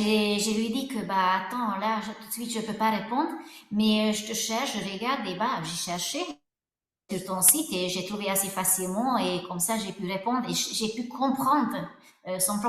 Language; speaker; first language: French; non-native, fluent; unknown